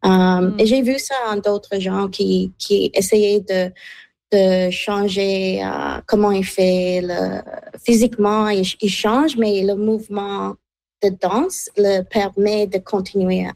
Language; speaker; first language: French; non-native, learner; English